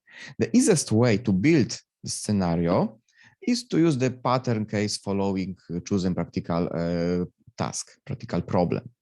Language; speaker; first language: English; non-native, fluent; Polish